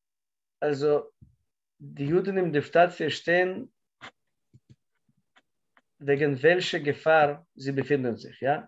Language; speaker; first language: German; non-native, learner; Russian